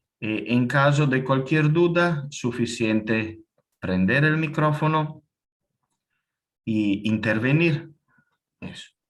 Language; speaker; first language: Spanish; non-native, fluent; Italian